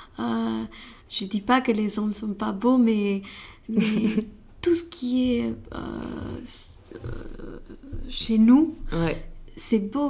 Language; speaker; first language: French; non-native, learner; Romanian